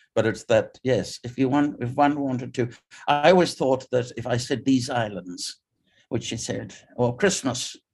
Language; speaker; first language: English; native; English